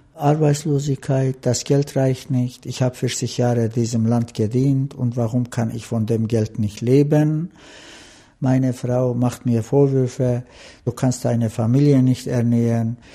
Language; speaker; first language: German; non-native, fluent; Turkish